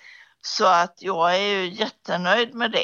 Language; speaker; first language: Swedish; native; Swedish